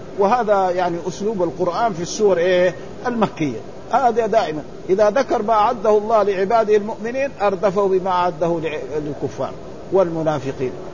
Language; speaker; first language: Arabic; native; Arabic